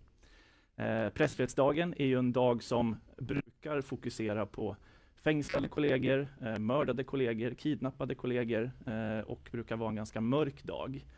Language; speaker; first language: Swedish; native; Swedish